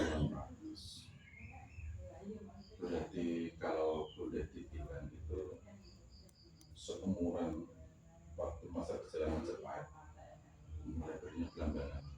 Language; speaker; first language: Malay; non-native, local second language; Javanese